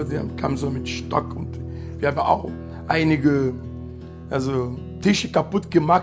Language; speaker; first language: German; non-native, learner; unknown